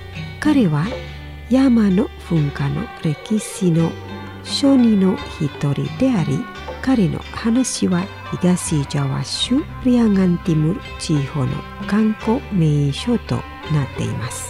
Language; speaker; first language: Japanese; non-native, fluent; Indonesian